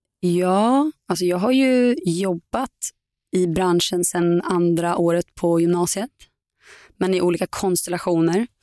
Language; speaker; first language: Swedish; native; Swedish